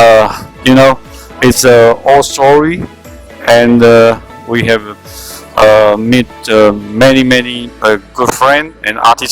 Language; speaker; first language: English; non-native, learner; Chinese